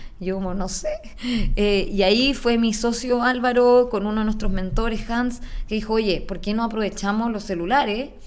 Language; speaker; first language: Spanish; native; Spanish